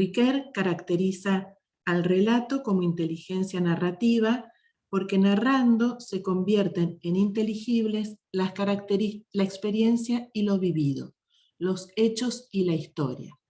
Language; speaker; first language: Spanish; native; Spanish